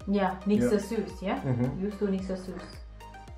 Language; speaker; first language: German; non-native, learner; Thai